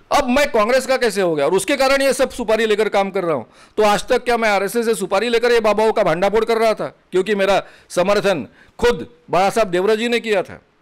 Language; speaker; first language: Hindi; non-native, local second language; Marathi